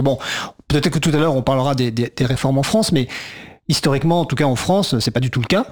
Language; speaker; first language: French; native; French